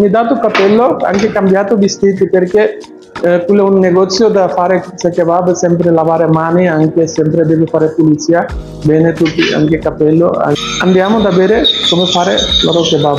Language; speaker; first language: Italian; non-native, learner; Bangla